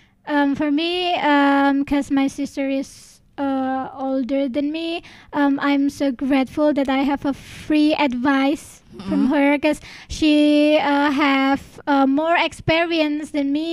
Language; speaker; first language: English; non-native, learner; Indonesian